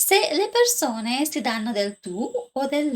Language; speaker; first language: Italian; non-native, learner; English